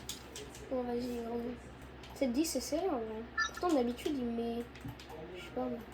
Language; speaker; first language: French; native; French